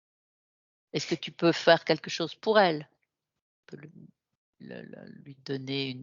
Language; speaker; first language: French; native; French